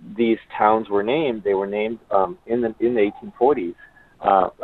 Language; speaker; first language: English; early bilingual, other home language; Spanish